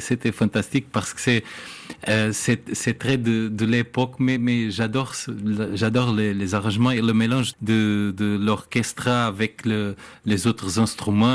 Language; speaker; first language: French; non-native, fluent; Portuguese